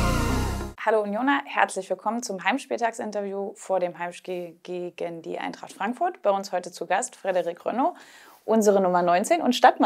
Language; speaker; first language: German; native; German